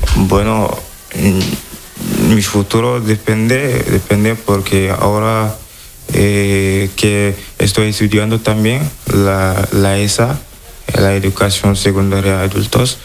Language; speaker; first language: Spanish; non-native, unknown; Wolof